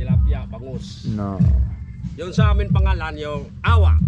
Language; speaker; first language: Filipino; non-native, local second language; Cebuano